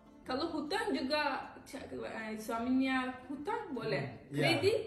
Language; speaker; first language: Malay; non-native, learner; Turkish